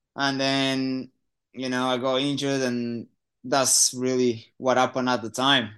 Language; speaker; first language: English; non-native, fluent; Portuguese